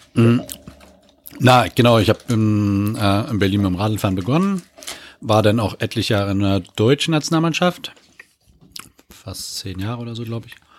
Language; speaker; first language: German; native; German